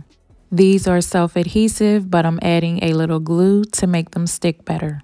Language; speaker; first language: English; native; English